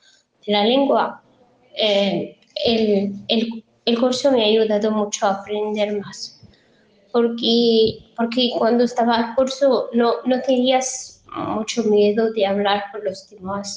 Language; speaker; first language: Spanish; non-native, fluent; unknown